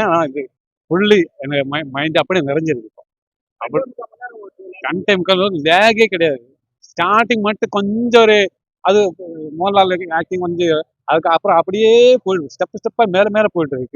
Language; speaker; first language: Tamil; non-native, local second language; Malayalam